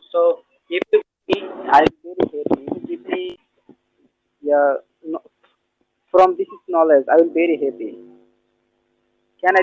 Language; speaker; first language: English; non-native, learner; Bangla